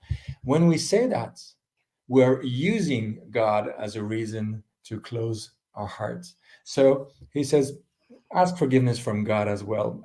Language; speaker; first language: English; non-native, fluent; French